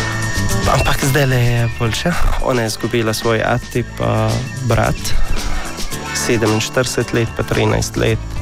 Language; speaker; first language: Slovenian; non-native, learner; Arabic